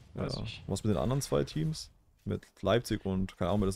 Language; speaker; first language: German; native; German